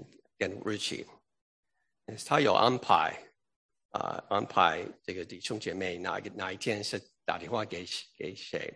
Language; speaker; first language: Chinese; early bilingual, heritage; English